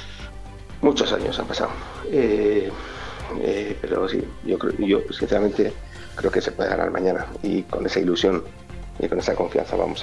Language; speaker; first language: Spanish; native; Spanish